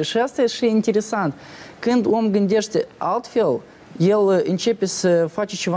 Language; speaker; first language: Romanian; non-native, local second language; Russian